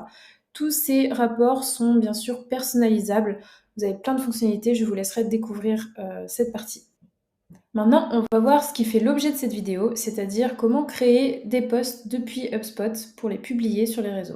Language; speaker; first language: French; native; French